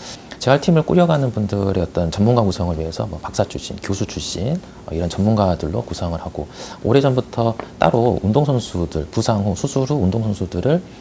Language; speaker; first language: Korean; native; Korean